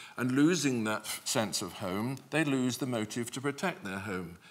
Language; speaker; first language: English; native; English